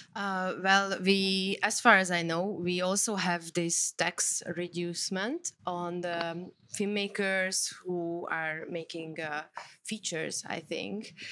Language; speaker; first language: English; non-native, fluent; Hungarian